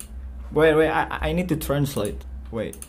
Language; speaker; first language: English; non-native, learner; Indonesian